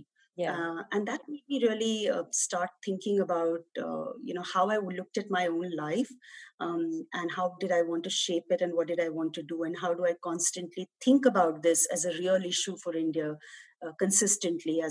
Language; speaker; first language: English; non-native, local second language; Hindi